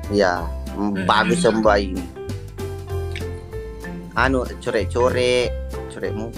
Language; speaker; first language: Indonesian; non-native, local second language; Buginese